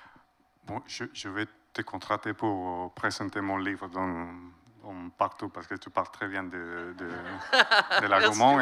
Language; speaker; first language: French; non-native, fluent; Spanish